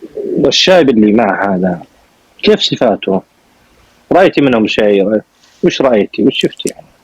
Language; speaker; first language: Arabic; native; Arabic